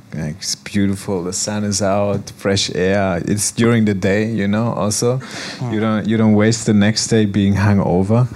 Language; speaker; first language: English; non-native, fluent; German